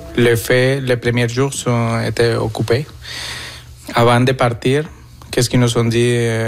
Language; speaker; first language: French; non-native, fluent; Spanish